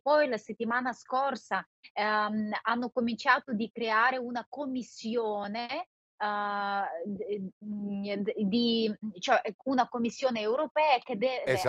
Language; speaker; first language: Italian; non-native, fluent; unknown